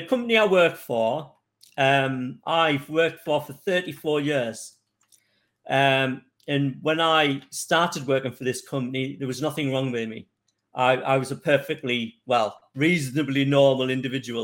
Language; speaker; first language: English; native; English